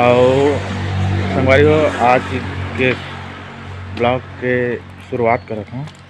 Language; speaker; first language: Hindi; non-native, local second language; Chhattisgarhi